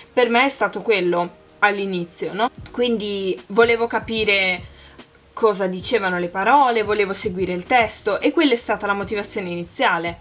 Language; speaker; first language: Italian; native; Italian